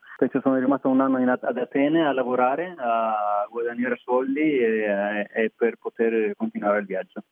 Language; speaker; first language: Italian; non-native, fluent; Persian